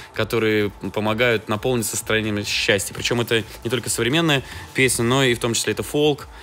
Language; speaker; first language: Russian; native; Russian